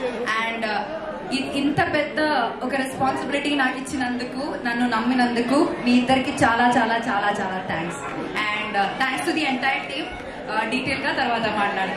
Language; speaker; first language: Telugu; non-native, fluent; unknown